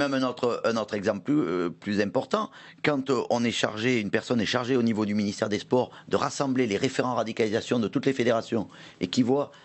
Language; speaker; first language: French; native; French